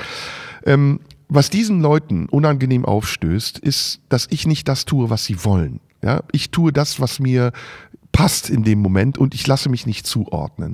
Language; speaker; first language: German; early bilingual, other home language; Turkish